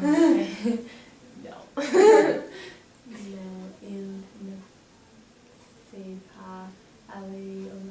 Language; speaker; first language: French; non-native, learner; English